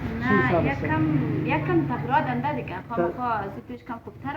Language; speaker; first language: Persian; native; Persian